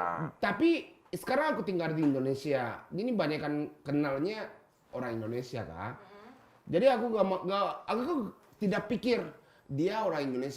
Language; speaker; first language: Indonesian; non-native, fluent; Japanese